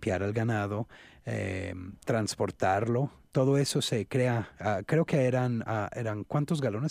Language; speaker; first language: Spanish; native; Spanish